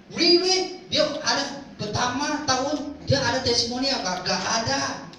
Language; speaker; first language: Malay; non-native, local second language; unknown